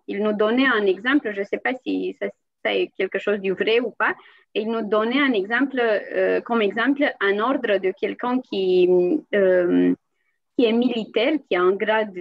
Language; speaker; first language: French; non-native, fluent; Romanian